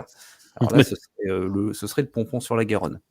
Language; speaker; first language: French; native; French